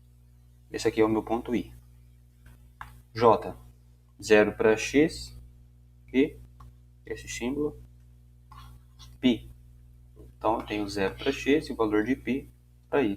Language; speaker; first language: Portuguese; native; Portuguese